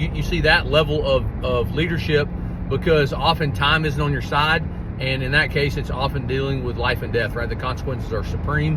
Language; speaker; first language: English; native; English